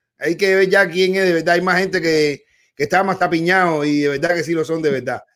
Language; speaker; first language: Spanish; native; Spanish